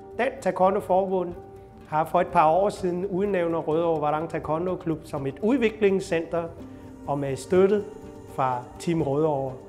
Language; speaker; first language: Danish; non-native, fluent; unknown